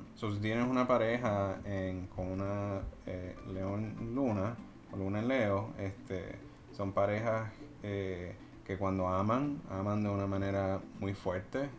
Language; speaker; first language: Spanish; native; Spanish